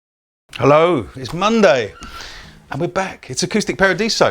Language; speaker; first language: English; native; English